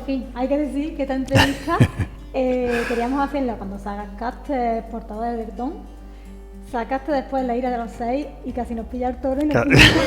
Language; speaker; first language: Spanish; native; Spanish